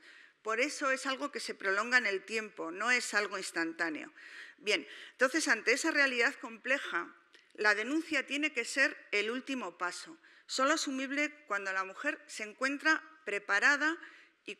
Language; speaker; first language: Spanish; native; Spanish